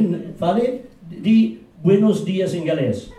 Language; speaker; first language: Spanish; non-native, fluent; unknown